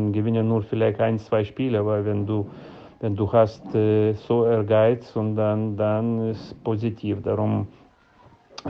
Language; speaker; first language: German; non-native, learner; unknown